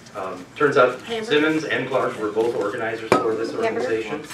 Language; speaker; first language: English; native; English